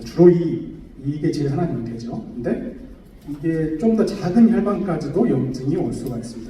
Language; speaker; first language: Korean; native; Korean